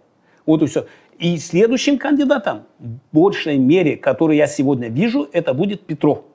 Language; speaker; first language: Russian; non-native, local second language; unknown